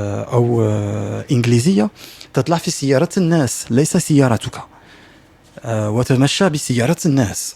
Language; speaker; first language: Arabic; non-native, learner; French